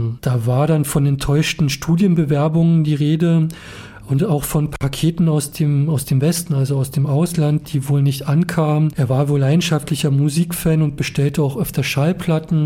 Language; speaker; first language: German; native; German